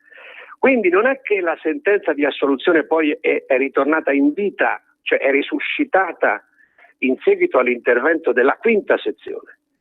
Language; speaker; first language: Italian; native; Italian